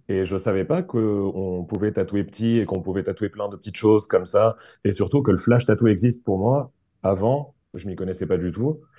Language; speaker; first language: French; non-native, local second language; Arabic